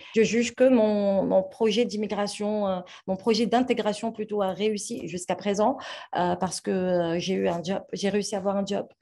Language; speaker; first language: French; non-native, local second language; Arabic